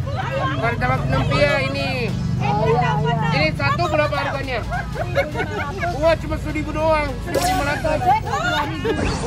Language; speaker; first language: Indonesian; non-native, learner; Japanese